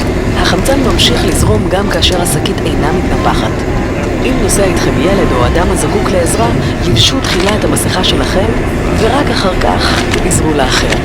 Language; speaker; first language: Hebrew; native; Hebrew